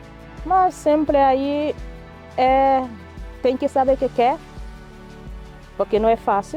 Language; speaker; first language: Portuguese; non-native, learner; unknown